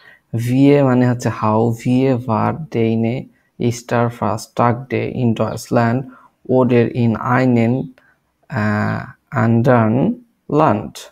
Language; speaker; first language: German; non-native, learner; Bangla